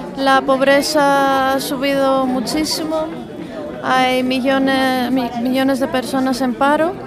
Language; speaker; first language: Spanish; non-native, fluent; Greek